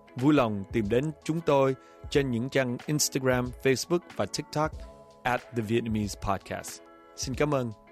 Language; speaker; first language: Vietnamese; early bilingual, heritage; Vietnamese